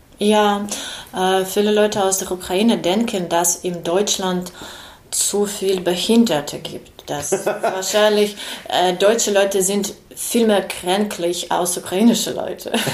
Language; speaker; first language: German; non-native, learner; Ukrainian